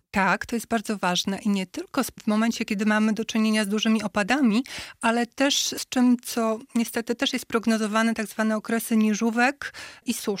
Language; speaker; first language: Polish; native; Polish